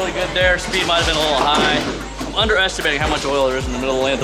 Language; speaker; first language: English; native; English